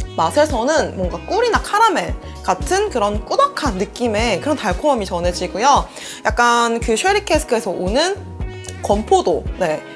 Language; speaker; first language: Korean; native; Korean